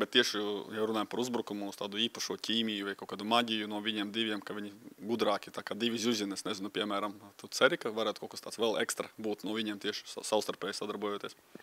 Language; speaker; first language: Latvian; native; Latvian